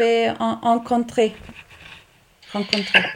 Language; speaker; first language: French; non-native, fluent; Italian